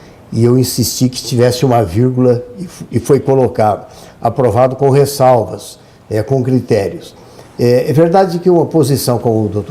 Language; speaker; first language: Portuguese; native; Portuguese